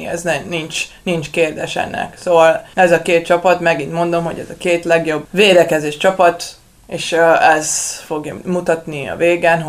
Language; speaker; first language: Hungarian; non-native, learner; Serbian